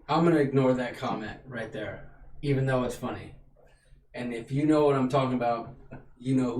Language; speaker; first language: English; native; English